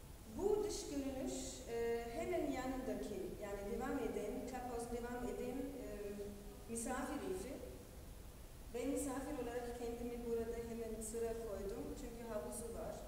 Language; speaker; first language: Turkish; non-native, fluent; German